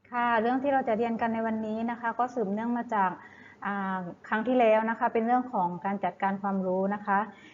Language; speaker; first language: Thai; native; Thai